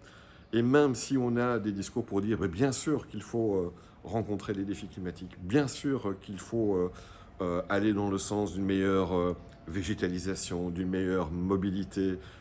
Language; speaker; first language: French; native; French